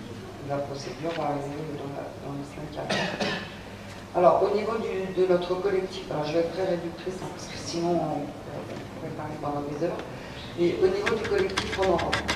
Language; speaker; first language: French; native; French